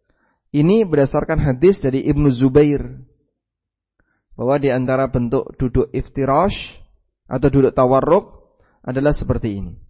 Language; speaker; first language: Indonesian; native; Indonesian